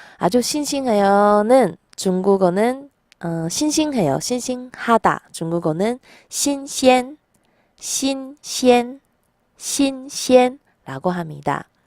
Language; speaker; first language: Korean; non-native, fluent; Chinese